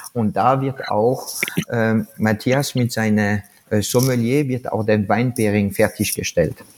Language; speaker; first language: German; non-native, fluent; French